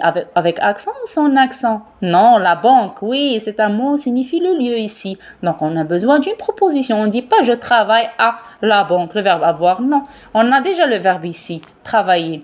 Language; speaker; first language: French; non-native, local second language; Arabic